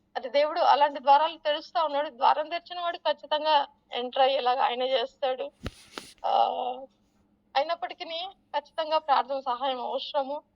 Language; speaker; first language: Telugu; non-native, local second language; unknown